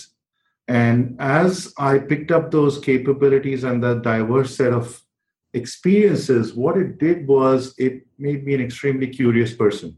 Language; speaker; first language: English; non-native, local second language; Hindi